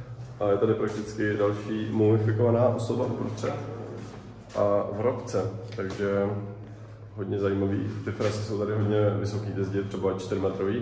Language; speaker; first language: Czech; native; Czech